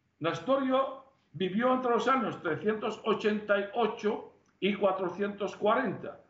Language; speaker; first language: Spanish; non-native, fluent; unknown